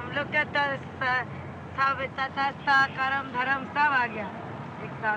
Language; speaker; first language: Hindi; non-native, local second language; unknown